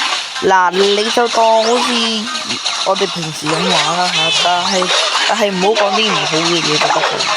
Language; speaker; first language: Chinese; early bilingual, heritage; Cantonese